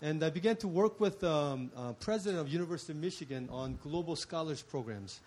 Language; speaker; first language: English; early bilingual, other home language; Korean